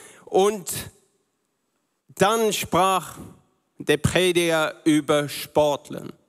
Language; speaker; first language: German; non-native, learner; English